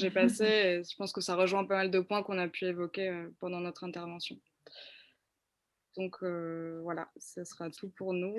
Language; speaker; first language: French; native; French